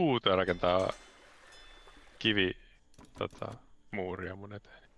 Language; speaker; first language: Finnish; native; Finnish